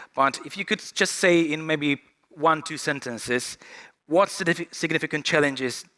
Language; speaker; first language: English; non-native, fluent; Slovak